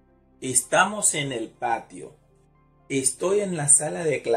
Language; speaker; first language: Spanish; non-native, fluent; Haitian Creole